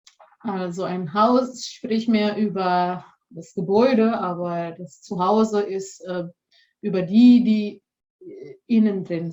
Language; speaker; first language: German; non-native, fluent; Indonesian